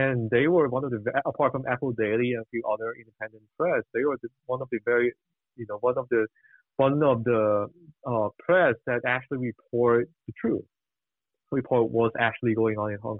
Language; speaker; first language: English; non-native, local second language; Cantonese